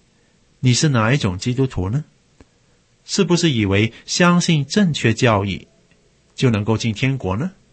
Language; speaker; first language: Chinese; native; Chinese